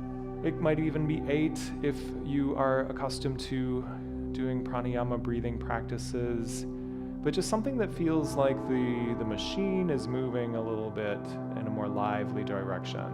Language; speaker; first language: English; native; English